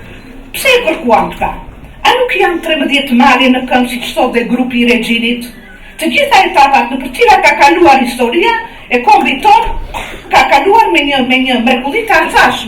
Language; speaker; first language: Albanian; native; Albanian